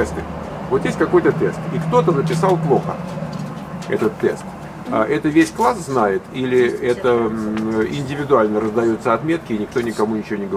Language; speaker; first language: Russian; native; Russian